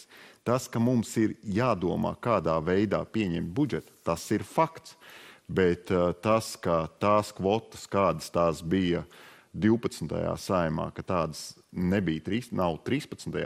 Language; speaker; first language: Latvian; native; Latvian